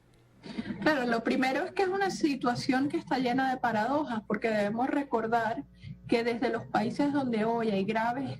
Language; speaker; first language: Spanish; native; Spanish